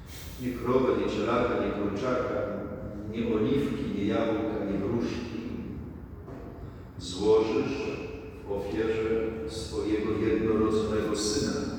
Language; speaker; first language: Polish; native; Polish